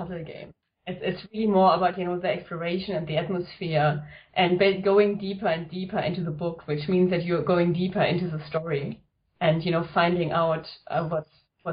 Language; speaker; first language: English; non-native, fluent; German